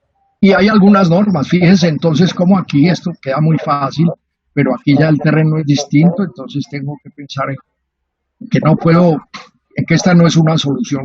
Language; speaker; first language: Spanish; native; Spanish